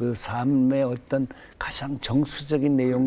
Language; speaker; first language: Korean; native; Korean